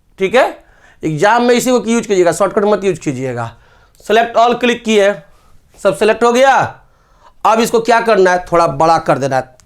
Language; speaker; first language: Hindi; native; Hindi